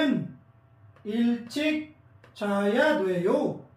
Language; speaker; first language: Korean; non-native, fluent; Filipino